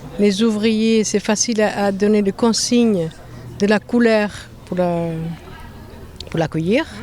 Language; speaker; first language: French; non-native, fluent; Portuguese